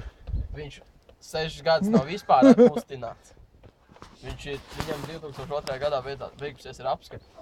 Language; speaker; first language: Latvian; native; Latvian